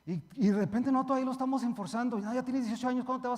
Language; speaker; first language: Spanish; early bilingual, heritage; Spanish